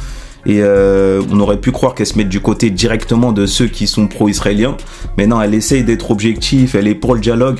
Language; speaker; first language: French; native; French